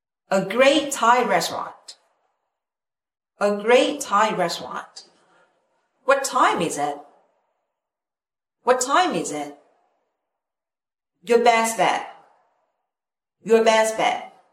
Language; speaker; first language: English; non-native, fluent; Vietnamese